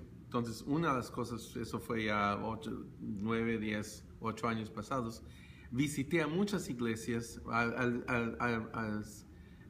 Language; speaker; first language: Spanish; early bilingual, heritage; Spanish